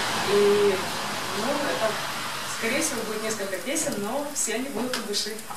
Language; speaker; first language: Russian; non-native, local second language; Ukrainian